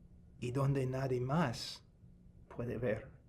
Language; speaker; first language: Spanish; non-native, fluent; English